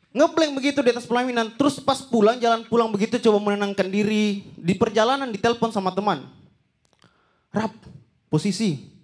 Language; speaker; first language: Indonesian; native; Indonesian